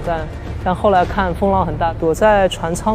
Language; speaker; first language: Chinese; native; Chinese